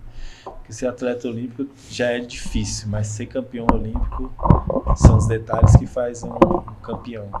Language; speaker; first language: Portuguese; native; Portuguese